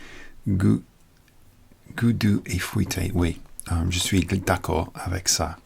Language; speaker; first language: French; non-native, learner; English